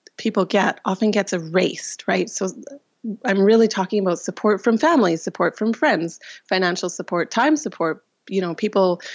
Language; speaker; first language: English; non-native, fluent; Russian